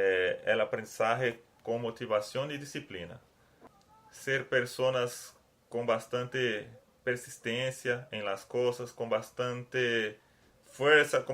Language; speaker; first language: Spanish; non-native, learner; Portuguese